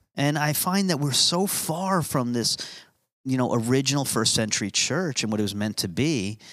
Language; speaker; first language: English; native; English